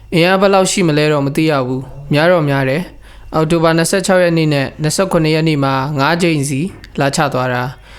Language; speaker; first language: Burmese; non-native, local second language; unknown